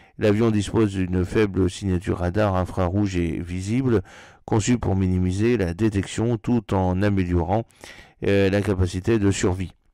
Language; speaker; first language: French; native; French